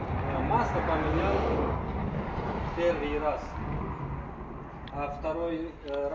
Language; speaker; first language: Russian; non-native, local second language; Uzbek